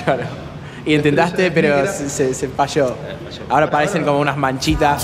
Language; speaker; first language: Spanish; non-native, fluent; English